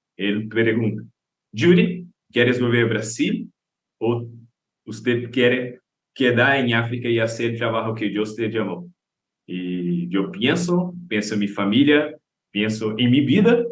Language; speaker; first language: Spanish; non-native, learner; Portuguese